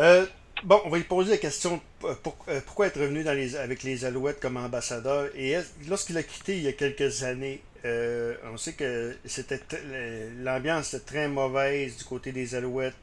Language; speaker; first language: French; native; French